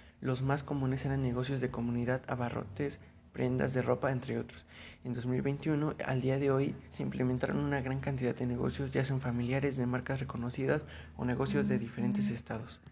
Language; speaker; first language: Spanish; native; Spanish